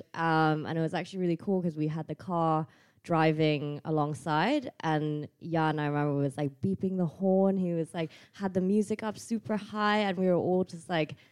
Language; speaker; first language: English; non-native, fluent; Thai